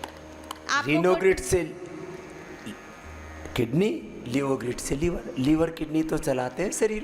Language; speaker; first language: Hindi; native; Hindi